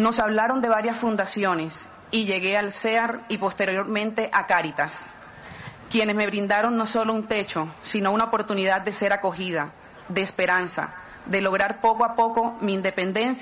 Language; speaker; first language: Spanish; native; Spanish